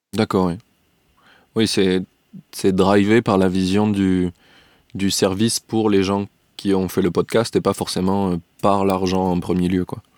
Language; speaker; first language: French; native; French